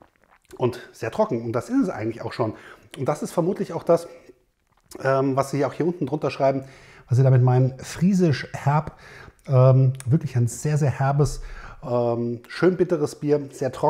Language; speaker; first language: German; native; German